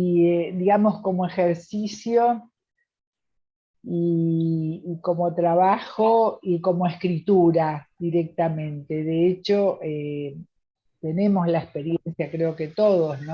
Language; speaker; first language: Spanish; native; Spanish